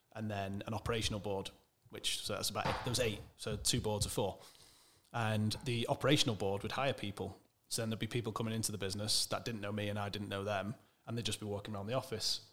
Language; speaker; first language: English; native; English